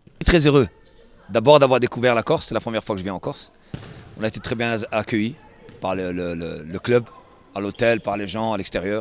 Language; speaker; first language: French; native; French